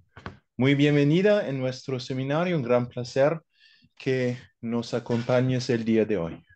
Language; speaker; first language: Spanish; non-native, fluent; German